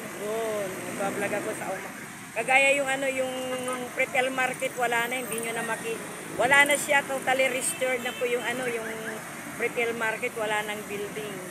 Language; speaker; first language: Filipino; non-native, local second language; Iloko